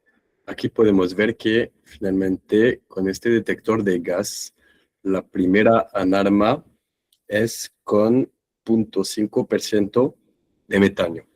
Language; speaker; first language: Spanish; non-native, fluent; French